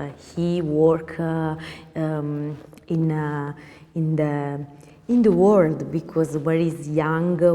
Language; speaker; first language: English; non-native, learner; Italian